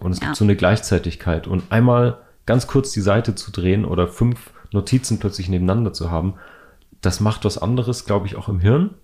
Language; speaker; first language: German; native; German